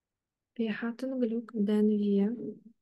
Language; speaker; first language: German; non-native, fluent; Ukrainian